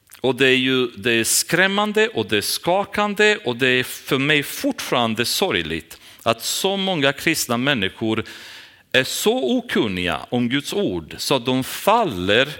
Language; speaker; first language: Swedish; non-native, fluent; Romanian